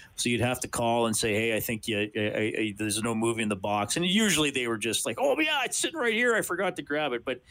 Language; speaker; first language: English; native; English